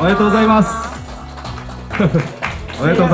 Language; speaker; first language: Japanese; native; Japanese